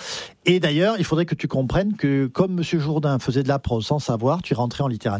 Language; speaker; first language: French; native; French